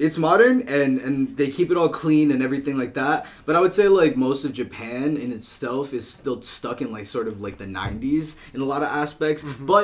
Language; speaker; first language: English; native; English